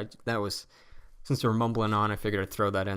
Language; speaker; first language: English; native; English